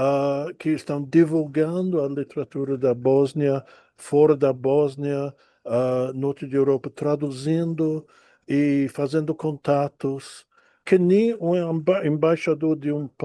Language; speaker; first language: Portuguese; non-native, fluent; English